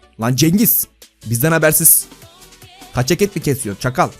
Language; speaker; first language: Turkish; native; Turkish